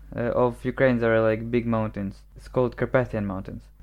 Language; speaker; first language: English; non-native, fluent; Ukrainian